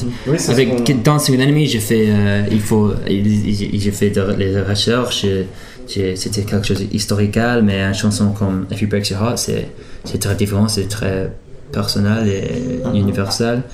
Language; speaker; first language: French; early bilingual, heritage; English